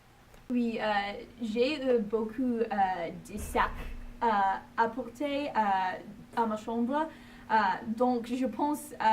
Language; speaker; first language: French; non-native, learner; English